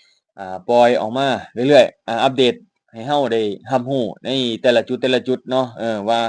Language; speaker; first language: Thai; non-native, local second language; Northeastern Thai